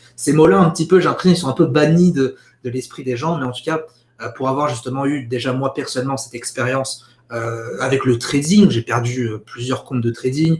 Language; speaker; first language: French; native; French